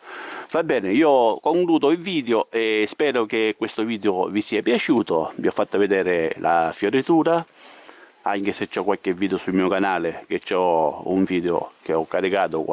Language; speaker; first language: Italian; native; Italian